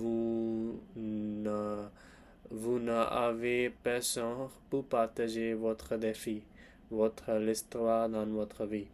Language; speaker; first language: French; non-native, learner; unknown